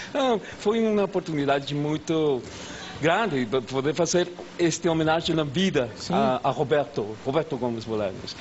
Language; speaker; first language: Portuguese; non-native, fluent; Spanish